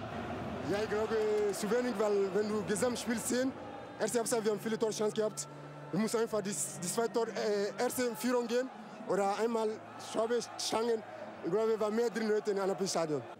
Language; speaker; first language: German; non-native, learner; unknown